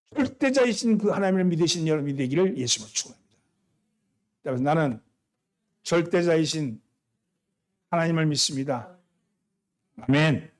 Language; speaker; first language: Korean; native; Korean